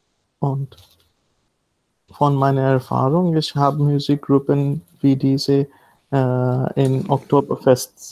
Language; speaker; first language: German; non-native, learner; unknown